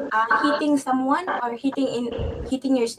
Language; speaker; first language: English; non-native, fluent; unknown